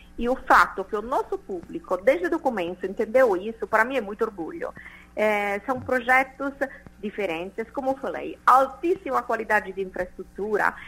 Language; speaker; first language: Portuguese; non-native, fluent; Italian